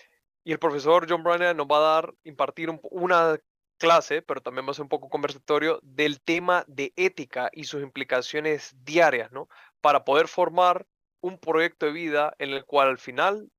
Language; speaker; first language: Spanish; native; Spanish